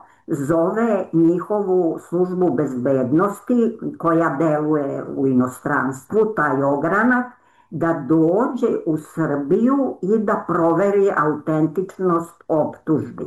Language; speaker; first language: Serbian; native; Serbian